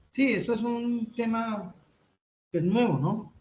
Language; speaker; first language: Spanish; native; Spanish